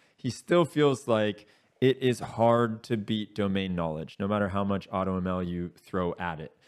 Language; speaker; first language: English; native; English